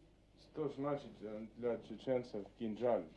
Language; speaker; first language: Russian; non-native, learner; Estonian